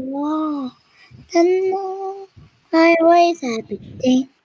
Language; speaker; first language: English; non-native, learner; Korean